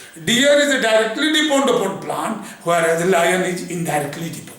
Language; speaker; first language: English; non-native, local second language; Hindi